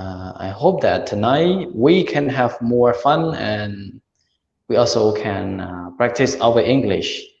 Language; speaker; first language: English; non-native, learner; Khmer